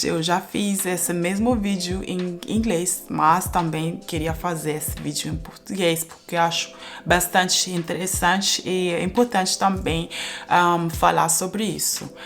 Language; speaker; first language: Portuguese; non-native, fluent; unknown